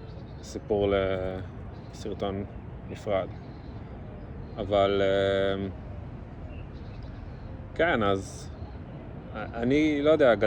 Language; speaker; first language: Hebrew; early bilingual, other home language; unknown